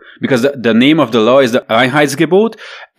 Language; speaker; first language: English; non-native, fluent; Romanian